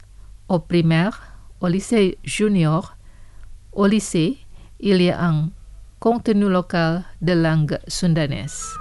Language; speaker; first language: French; non-native, fluent; Indonesian